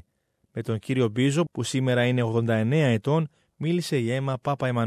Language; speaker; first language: Greek; native; Greek